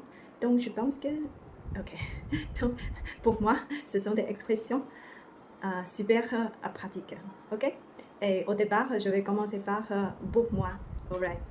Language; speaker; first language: French; non-native, learner; Chinese